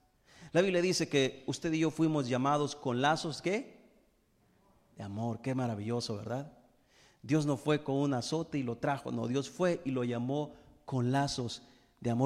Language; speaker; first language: Spanish; native; Spanish